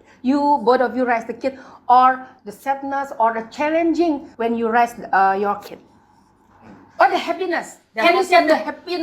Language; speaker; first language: English; non-native, learner; Indonesian